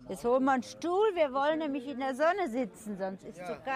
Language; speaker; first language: German; native; German